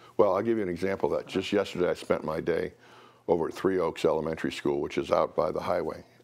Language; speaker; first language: English; native; English